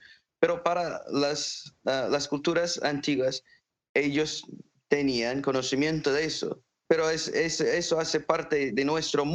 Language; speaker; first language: Spanish; non-native, fluent; English